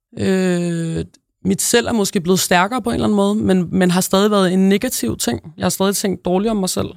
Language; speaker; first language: Danish; native; Danish